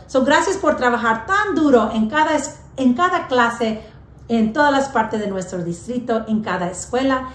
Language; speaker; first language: Spanish; early bilingual, heritage; English